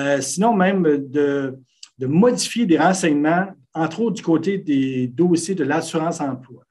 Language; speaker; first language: French; native; French